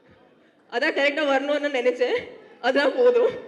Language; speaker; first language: Tamil; non-native, fluent; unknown